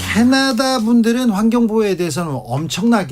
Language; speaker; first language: Korean; native; Korean